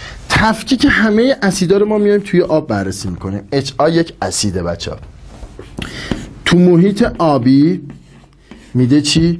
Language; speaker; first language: Persian; native; Persian